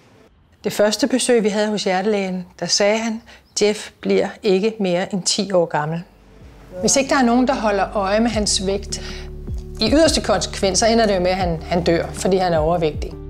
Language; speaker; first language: Danish; native; Danish